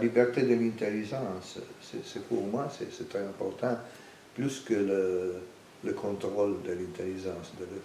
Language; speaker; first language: French; non-native, fluent; Italian